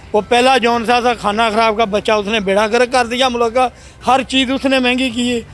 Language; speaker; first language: Urdu; non-native, local second language; Punjabi